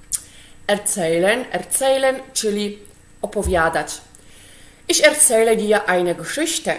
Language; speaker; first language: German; non-native, fluent; Polish